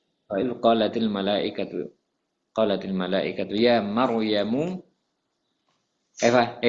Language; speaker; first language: Arabic; non-native, fluent; Indonesian